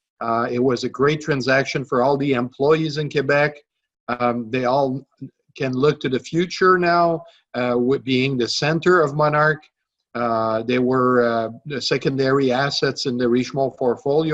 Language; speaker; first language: English; non-native, local second language; French